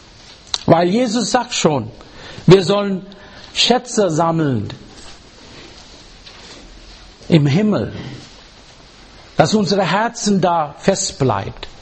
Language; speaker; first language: German; non-native, learner; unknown